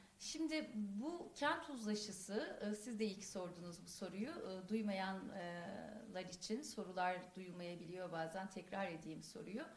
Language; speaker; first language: Turkish; non-native, local second language; Kurdish